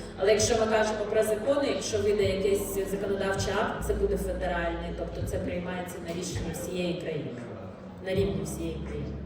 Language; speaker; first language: Ukrainian; non-native, local second language; Russian